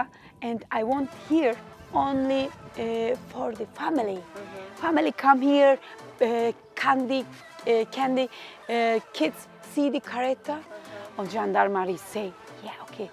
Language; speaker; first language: English; non-native, learner; Turkish